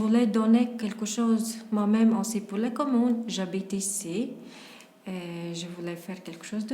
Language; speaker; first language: French; non-native, fluent; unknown